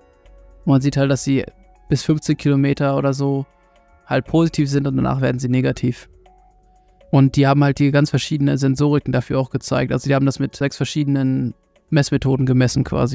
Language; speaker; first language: German; native; German